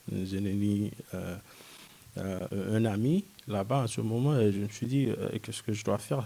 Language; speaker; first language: French; non-native, local second language; Haitian Creole